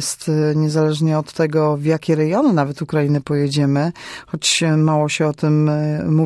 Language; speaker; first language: Ukrainian; non-native, learner; Polish